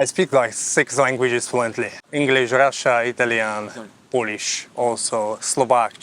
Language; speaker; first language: English; non-native, fluent; Slovak